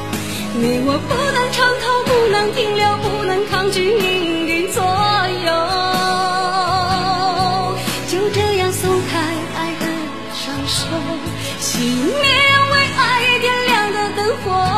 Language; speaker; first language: Chinese; native; Chinese